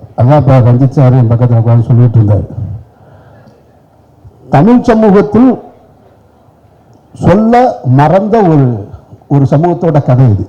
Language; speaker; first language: Tamil; native; Tamil